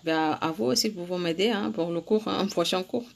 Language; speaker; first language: French; non-native, learner; Arabic